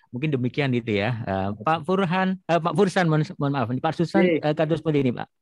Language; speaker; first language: Indonesian; native; Indonesian